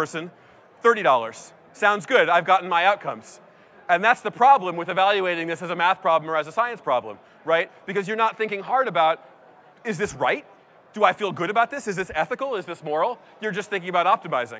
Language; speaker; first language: English; native; English